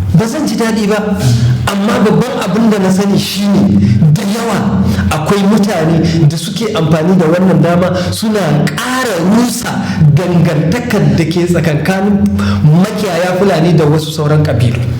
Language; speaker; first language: Hausa; non-native, local second language; Fula